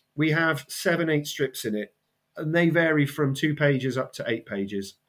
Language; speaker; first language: English; native; English